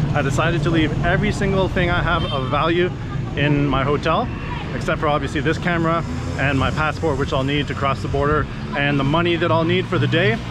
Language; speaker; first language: English; native; English